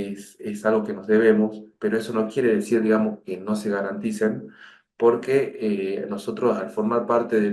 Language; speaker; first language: Spanish; native; Spanish